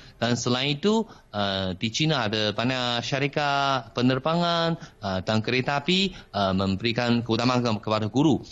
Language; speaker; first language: Malay; non-native, fluent; Chinese